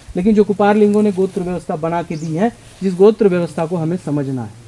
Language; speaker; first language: Hindi; non-native, local second language; Marathi